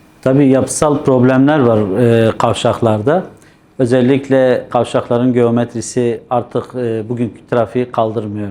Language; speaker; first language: Turkish; native; Turkish